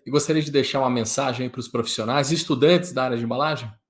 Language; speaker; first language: Portuguese; native; Portuguese